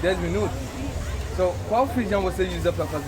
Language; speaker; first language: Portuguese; non-native, learner; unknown